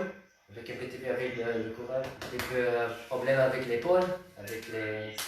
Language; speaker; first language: French; non-native, learner; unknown